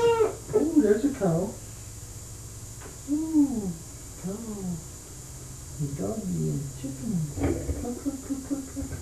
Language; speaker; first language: English; native; English